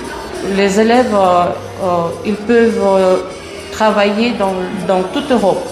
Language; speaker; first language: French; non-native, fluent; Russian